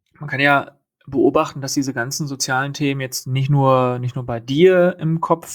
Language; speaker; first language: German; native; German